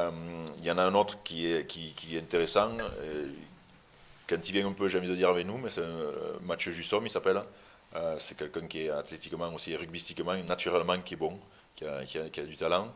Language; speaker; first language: French; native; French